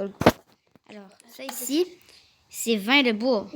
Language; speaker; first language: French; native; French